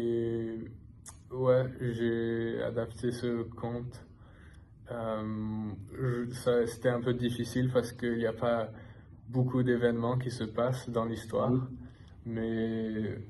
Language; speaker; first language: French; non-native, fluent; English